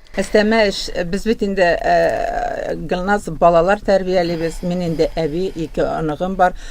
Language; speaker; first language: Tatar; native; Tatar